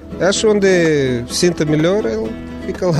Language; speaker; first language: Portuguese; non-native, learner; Ukrainian